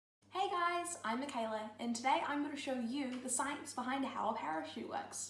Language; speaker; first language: English; native; English